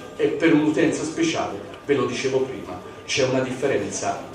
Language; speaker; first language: Italian; native; Italian